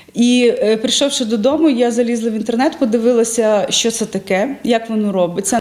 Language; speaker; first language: Ukrainian; native; Ukrainian